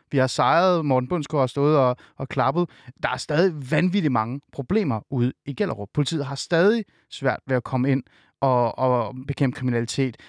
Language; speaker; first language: Danish; early bilingual, other home language; Persian